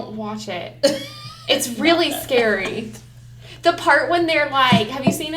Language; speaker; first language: English; native; English